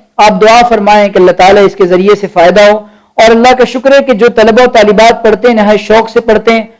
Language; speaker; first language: Urdu; native; Urdu